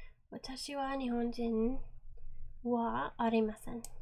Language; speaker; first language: Japanese; non-native, learner; English